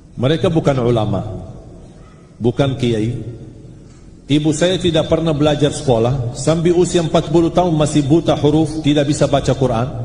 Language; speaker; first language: Malay; non-native, fluent; Arabic